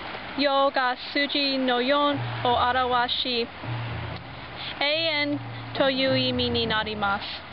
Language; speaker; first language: Japanese; non-native, learner; English